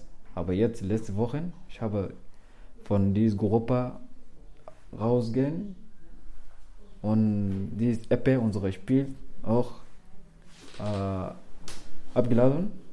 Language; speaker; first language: German; non-native, learner; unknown